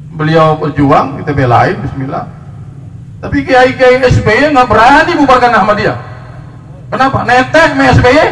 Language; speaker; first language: Indonesian; native; Indonesian